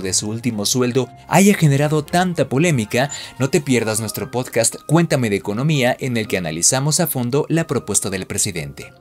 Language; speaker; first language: Spanish; native; Spanish